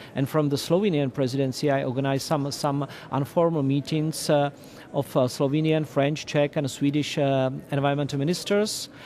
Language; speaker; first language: English; non-native, fluent; Czech